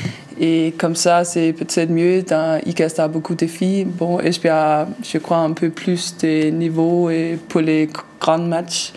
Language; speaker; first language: French; non-native, learner; Danish